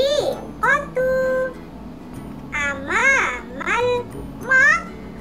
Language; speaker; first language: Arabic; non-native, learner; Malay